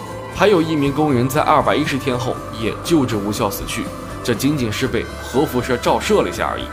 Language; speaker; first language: Chinese; native; Chinese